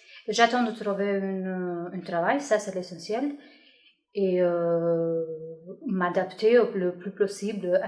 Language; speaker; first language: French; non-native, local second language; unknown